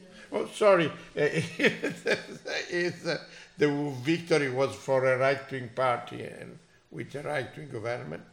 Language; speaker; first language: English; non-native, fluent; Italian